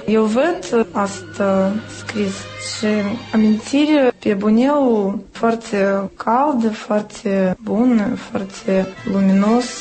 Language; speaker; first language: Romanian; non-native, local second language; Russian